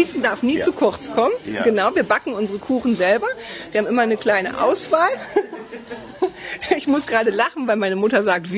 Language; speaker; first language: German; native; German